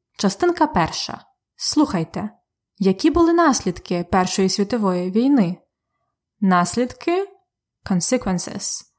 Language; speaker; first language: Ukrainian; native; Ukrainian